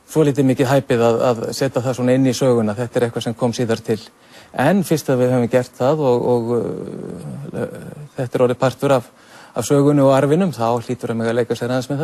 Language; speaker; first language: Icelandic; native; Icelandic